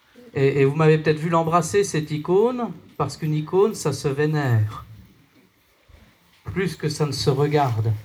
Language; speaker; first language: French; native; French